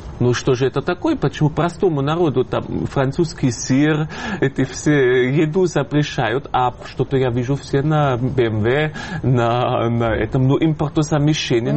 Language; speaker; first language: Russian; non-native, fluent; German